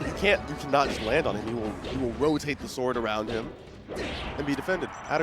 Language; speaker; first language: English; native; English